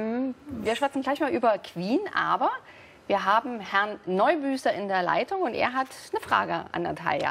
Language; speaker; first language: German; native; German